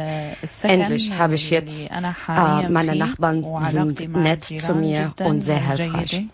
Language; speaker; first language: German; non-native, learner; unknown